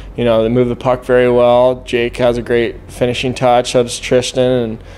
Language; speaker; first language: English; native; English